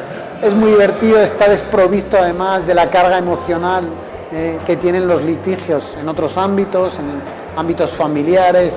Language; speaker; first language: Spanish; native; Spanish